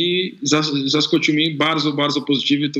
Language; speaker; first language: Polish; non-native, fluent; Portuguese